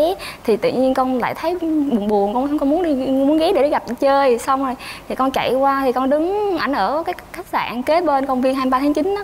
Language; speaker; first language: Vietnamese; native; Vietnamese